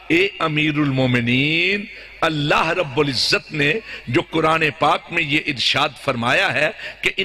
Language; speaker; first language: Urdu; non-native, local second language; Punjabi